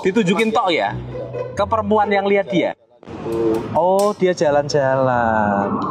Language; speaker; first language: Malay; non-native, local second language; Javanese